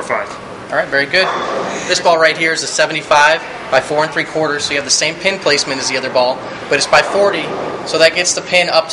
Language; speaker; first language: English; native; English